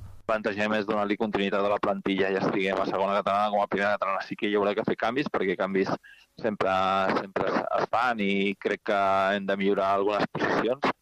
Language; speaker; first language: Catalan; native; Catalan